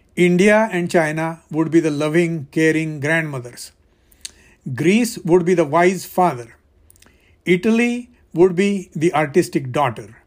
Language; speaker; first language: English; non-native, local second language; Marathi